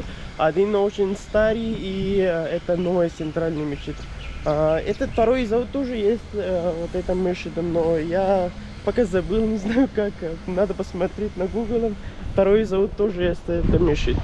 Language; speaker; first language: Russian; non-native, learner; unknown